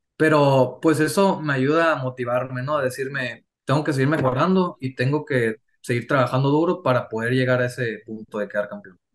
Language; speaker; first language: Spanish; native; Spanish